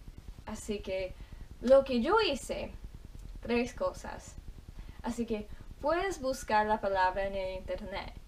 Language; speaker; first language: Spanish; non-native, fluent; English